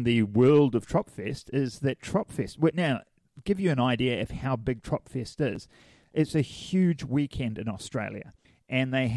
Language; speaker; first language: English; native; English